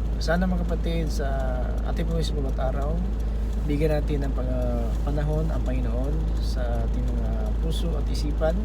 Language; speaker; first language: Filipino; non-native, local second language; Cebuano